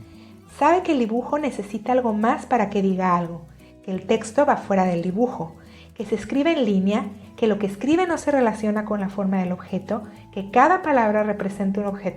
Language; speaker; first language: Spanish; native; Spanish